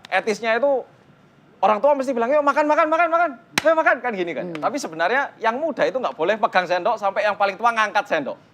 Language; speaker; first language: Indonesian; early bilingual, other home language; Korean